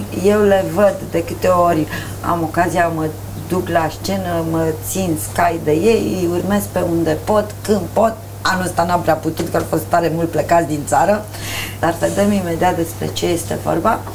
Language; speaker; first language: Romanian; native; Romanian